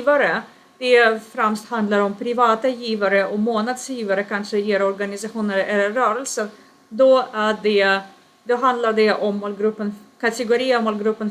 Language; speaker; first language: Swedish; non-native, fluent; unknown